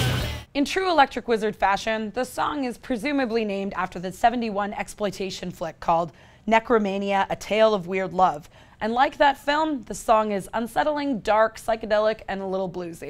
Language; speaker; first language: English; native; English